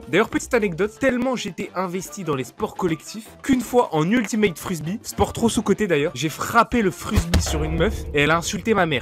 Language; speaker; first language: French; native; French